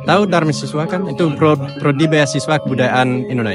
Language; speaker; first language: Indonesian; non-native, fluent; English